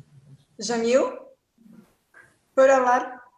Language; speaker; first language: Spanish; non-native, fluent; Portuguese